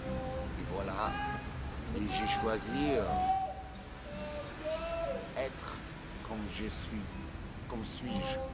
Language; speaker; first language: French; non-native, learner; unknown